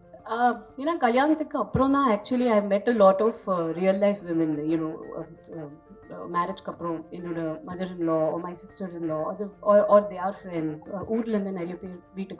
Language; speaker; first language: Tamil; non-native, fluent; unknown